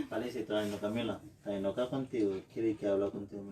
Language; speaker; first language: Spanish; non-native, learner; Haitian Creole